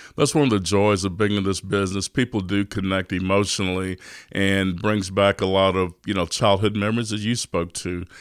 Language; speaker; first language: English; native; English